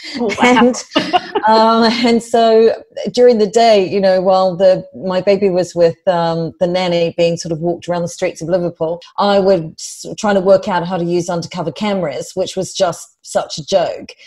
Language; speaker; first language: English; native; English